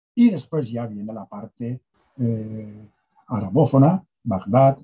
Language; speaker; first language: Spanish; native; Spanish